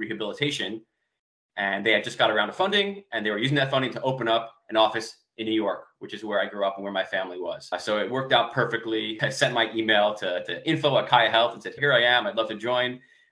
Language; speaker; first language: English; native; English